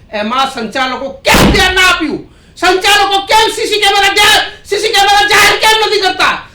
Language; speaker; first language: Gujarati; native; Gujarati